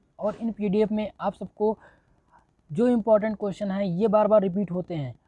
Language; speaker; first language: Hindi; native; Hindi